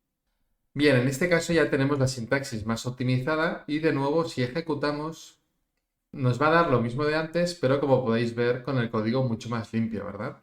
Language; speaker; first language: Spanish; native; Spanish